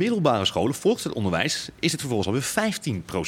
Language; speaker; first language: Dutch; native; Dutch